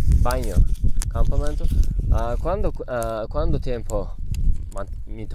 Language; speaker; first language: Spanish; non-native, learner; Turkish